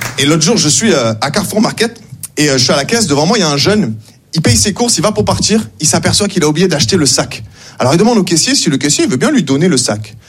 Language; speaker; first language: French; native; French